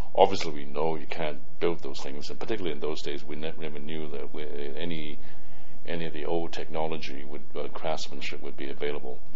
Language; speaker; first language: English; early bilingual, other home language; Cantonese